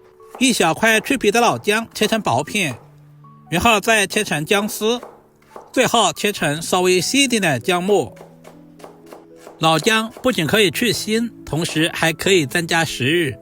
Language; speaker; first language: Chinese; native; Chinese